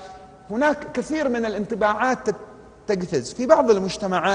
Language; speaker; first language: Arabic; native; Arabic